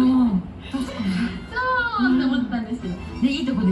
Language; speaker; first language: Japanese; native; Japanese